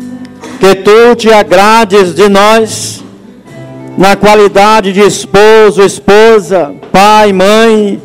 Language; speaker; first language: Portuguese; native; Portuguese